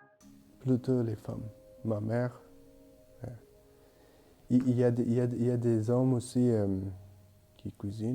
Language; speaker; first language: French; non-native, learner; Bangla